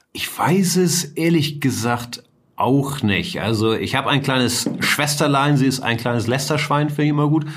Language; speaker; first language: German; native; German